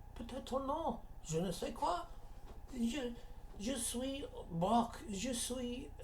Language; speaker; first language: French; non-native, learner; English